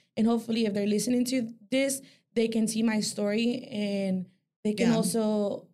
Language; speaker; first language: English; early bilingual, other home language; Spanish